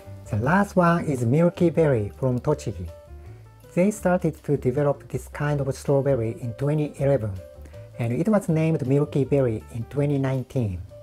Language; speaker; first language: English; non-native, fluent; Japanese